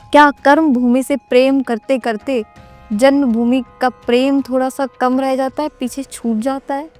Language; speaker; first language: Hindi; native; Hindi